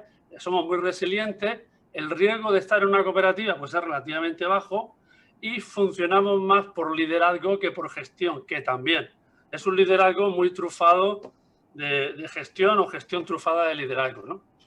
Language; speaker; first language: Spanish; native; Spanish